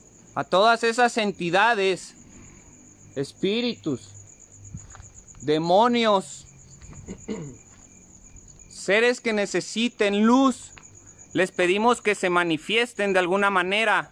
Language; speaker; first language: Spanish; native; Spanish